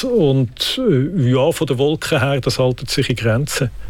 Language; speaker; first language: German; native; German